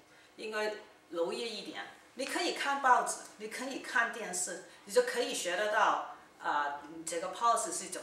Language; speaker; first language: Chinese; early bilingual, heritage; Cantonese